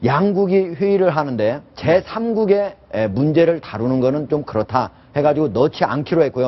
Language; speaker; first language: Korean; native; Korean